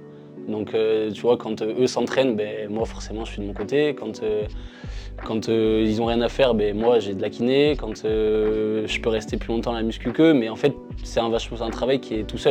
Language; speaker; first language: French; native; French